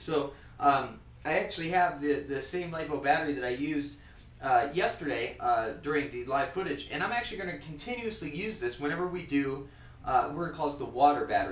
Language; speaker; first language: English; native; English